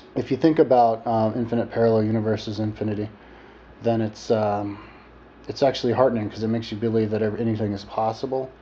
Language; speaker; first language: English; native; English